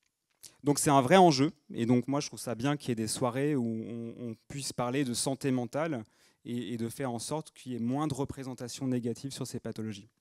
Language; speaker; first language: French; native; French